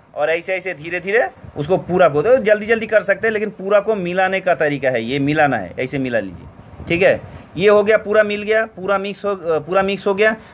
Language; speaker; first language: Hindi; non-native, local second language; Bangla